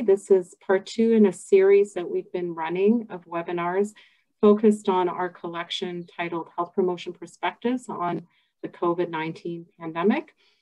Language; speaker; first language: English; native; English